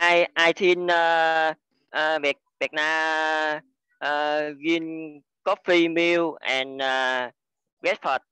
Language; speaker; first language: English; non-native, learner; Vietnamese